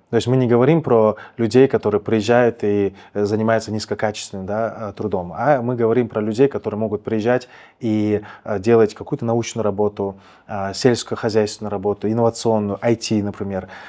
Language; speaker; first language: Russian; native; Russian